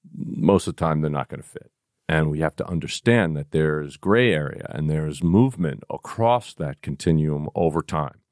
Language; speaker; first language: English; native; English